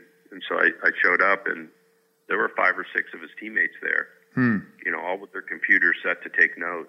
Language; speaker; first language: English; native; English